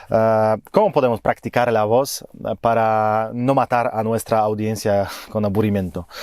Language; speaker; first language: Spanish; non-native, fluent; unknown